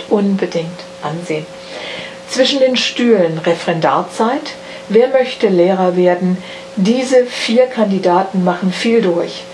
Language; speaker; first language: German; native; German